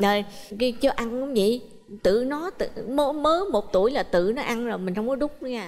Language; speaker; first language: Vietnamese; native; Vietnamese